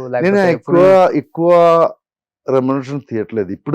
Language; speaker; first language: Telugu; non-native, local second language; Malayalam